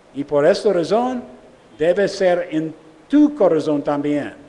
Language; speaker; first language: Spanish; non-native, learner; English